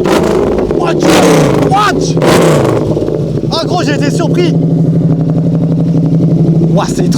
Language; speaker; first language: French; native; French